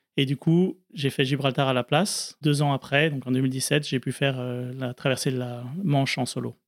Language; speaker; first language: French; native; French